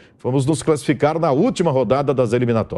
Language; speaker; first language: Portuguese; native; Portuguese